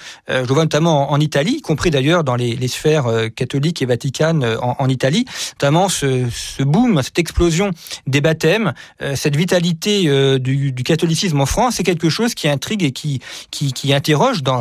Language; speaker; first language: French; native; French